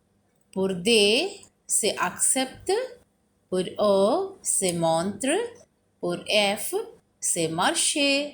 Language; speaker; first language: French; non-native, fluent; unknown